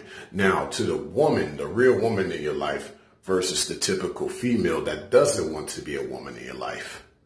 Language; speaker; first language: English; native; English